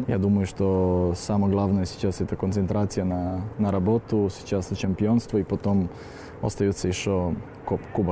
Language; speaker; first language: Russian; non-native, learner; Serbian